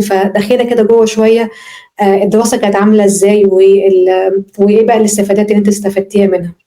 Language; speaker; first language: Arabic; native; Arabic